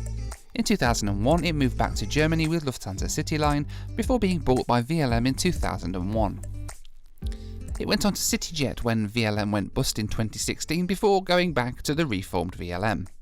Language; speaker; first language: English; native; English